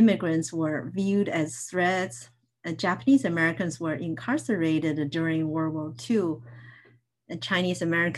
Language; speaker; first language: English; non-native, fluent; Chinese